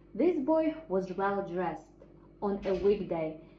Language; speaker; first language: English; non-native, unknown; Ukrainian